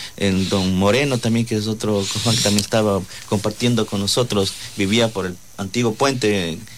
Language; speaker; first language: Spanish; non-native, local second language; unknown